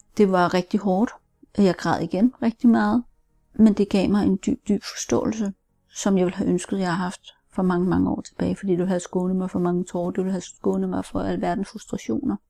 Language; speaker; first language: Danish; native; Danish